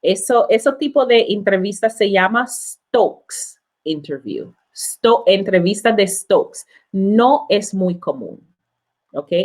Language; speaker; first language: Spanish; non-native, learner; English